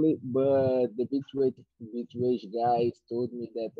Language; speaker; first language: English; non-native, fluent; Portuguese